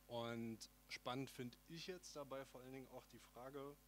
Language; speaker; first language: German; native; German